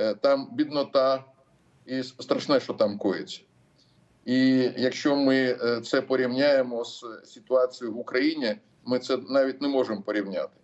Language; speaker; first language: Ukrainian; non-native, local second language; Russian